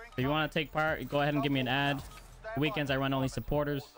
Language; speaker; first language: English; native; English